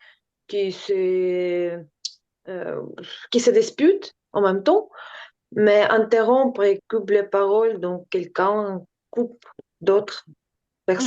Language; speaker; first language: French; non-native, learner; Ukrainian